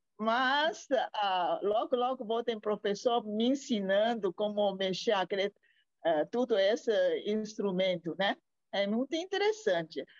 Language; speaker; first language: Portuguese; non-native, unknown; Chinese